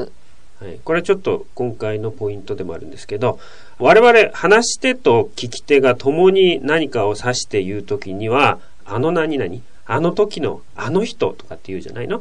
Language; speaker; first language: Japanese; native; Japanese